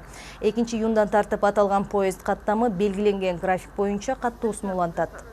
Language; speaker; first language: Kyrgyz; native; Kyrgyz